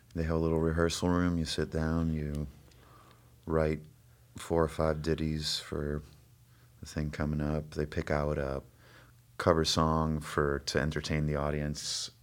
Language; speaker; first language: English; early bilingual, other home language; Spanish